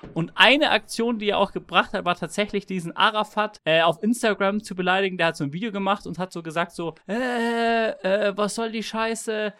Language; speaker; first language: German; native; German